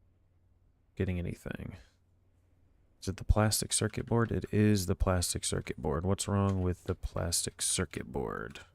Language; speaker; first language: English; native; English